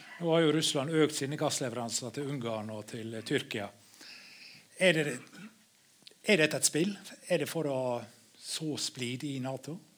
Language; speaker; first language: Norwegian; native; Norwegian